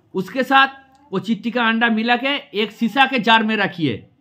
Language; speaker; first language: Hindi; non-native, local second language; Bangla